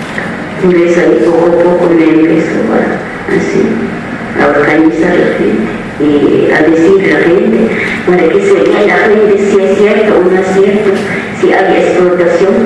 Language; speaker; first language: Spanish; non-native, local second language; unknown